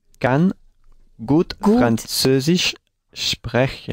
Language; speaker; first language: German; non-native, learner; Spanish